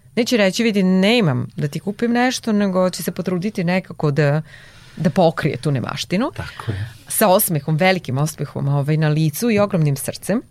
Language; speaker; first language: Serbian; non-native, local second language; Hungarian